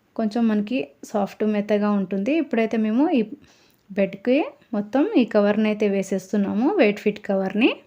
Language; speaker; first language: Telugu; native; Telugu